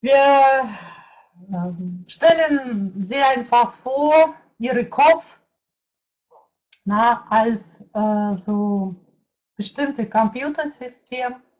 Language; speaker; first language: German; non-native, fluent; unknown